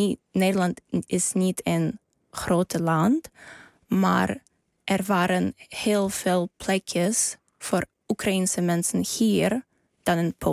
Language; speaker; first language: Dutch; non-native, learner; Ukrainian